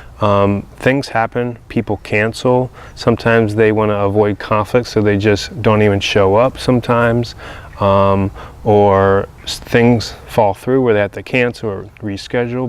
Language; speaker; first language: English; native; English